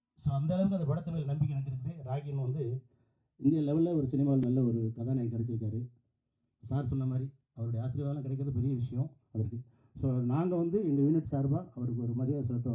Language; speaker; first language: Tamil; native; Tamil